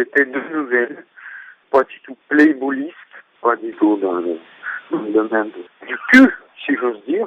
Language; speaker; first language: French; non-native, fluent; Russian